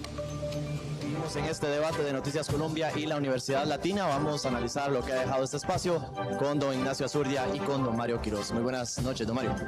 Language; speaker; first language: Spanish; native; Spanish